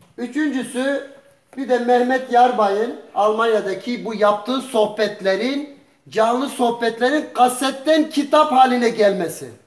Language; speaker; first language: Turkish; early bilingual, heritage; Turkish